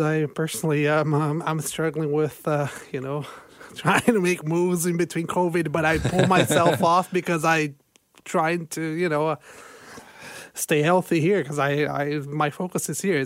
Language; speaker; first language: English; non-native, fluent; Portuguese